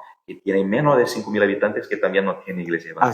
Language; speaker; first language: Spanish; non-native, fluent; Portuguese